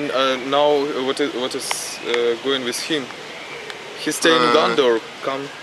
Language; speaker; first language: English; non-native, learner; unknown